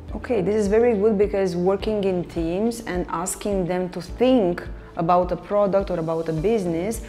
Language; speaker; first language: English; non-native, fluent; Romanian